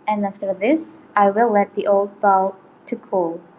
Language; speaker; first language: English; non-native, fluent; Indonesian